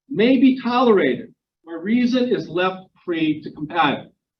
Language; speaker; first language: English; non-native, fluent; Ukrainian